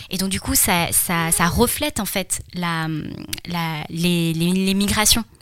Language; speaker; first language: French; early bilingual, other home language; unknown